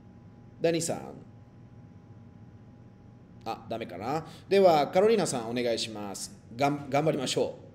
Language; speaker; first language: Japanese; non-native, fluent; Spanish